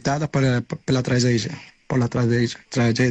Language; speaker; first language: Portuguese; non-native, learner; Spanish